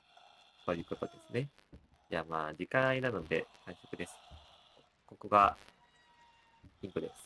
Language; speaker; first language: Japanese; native; Japanese